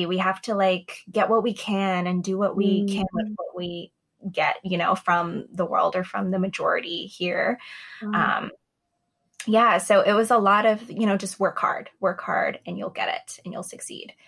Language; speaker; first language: English; native; English